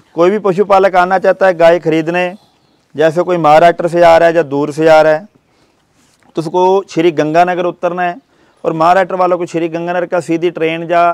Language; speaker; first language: Hindi; native; Hindi